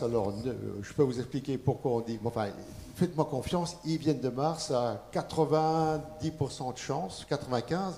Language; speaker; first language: French; native; French